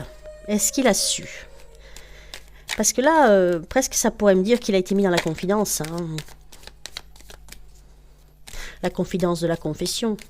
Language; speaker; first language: French; native; French